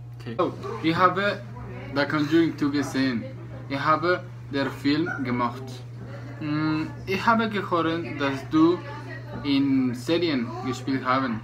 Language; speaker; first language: German; non-native, learner; Spanish